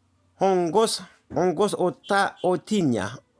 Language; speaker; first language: Spanish; non-native, learner; Haitian Creole